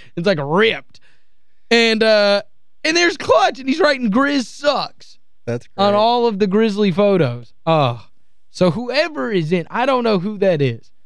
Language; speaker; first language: English; native; English